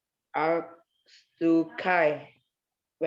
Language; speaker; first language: English; non-native, learner; Vietnamese